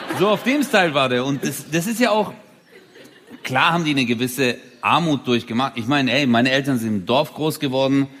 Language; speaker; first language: German; early bilingual, other home language; Turkish